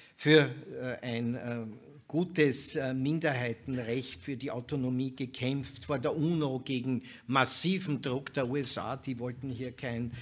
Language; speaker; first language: German; native; German